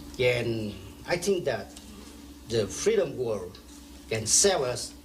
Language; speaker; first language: English; non-native, fluent; Vietnamese